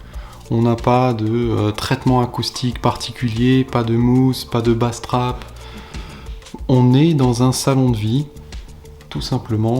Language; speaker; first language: French; native; French